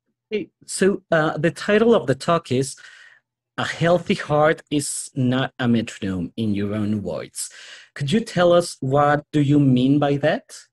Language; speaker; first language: English; non-native, fluent; Spanish